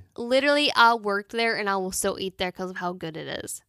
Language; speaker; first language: English; native; English